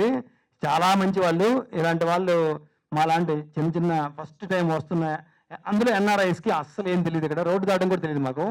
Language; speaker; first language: Telugu; native; Telugu